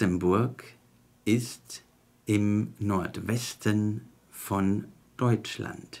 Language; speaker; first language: German; non-native, fluent; Chinese